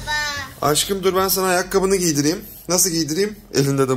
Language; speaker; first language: Turkish; native; Turkish